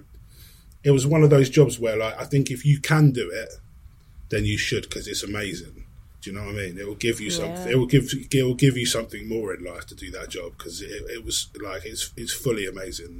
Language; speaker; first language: English; native; English